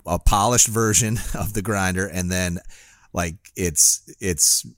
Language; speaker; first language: English; native; English